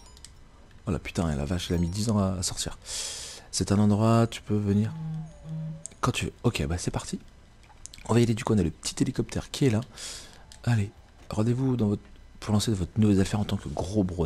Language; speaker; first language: French; native; French